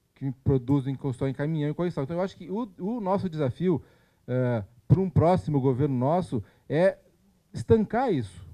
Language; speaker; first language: Portuguese; native; Portuguese